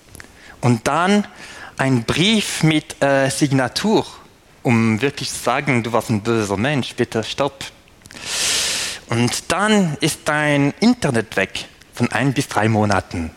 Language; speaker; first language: German; non-native, fluent; French